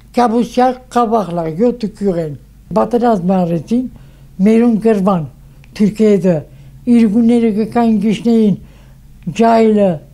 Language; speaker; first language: Armenian; native; Armenian